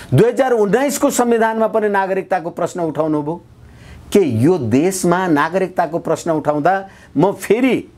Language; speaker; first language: Nepali; native; Nepali